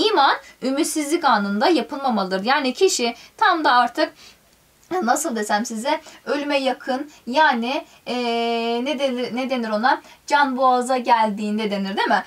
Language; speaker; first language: Turkish; native; Turkish